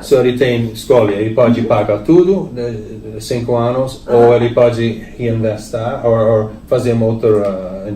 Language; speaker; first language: Portuguese; non-native, learner; English